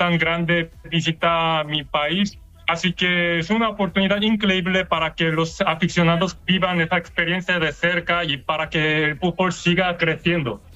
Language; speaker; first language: Spanish; non-native, learner; Korean